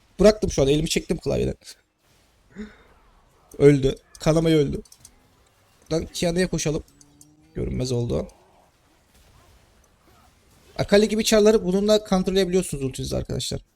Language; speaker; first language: Turkish; native; Turkish